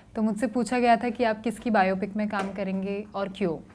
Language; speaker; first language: Hindi; native; Hindi